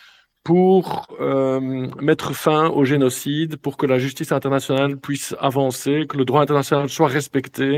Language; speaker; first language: French; native; French